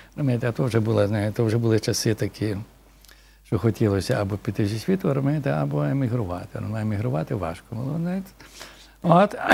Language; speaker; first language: Ukrainian; native; Ukrainian